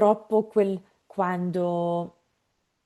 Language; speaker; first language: Italian; non-native, fluent; English